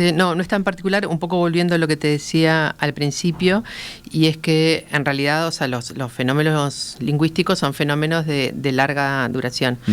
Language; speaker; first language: Spanish; native; Spanish